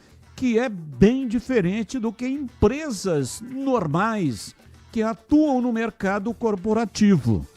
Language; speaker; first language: Portuguese; native; Portuguese